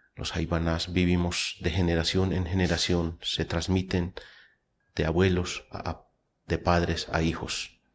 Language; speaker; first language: Spanish; native; Spanish